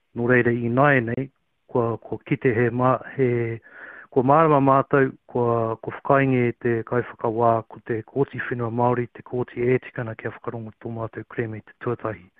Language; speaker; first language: Māori; non-native, local second language; English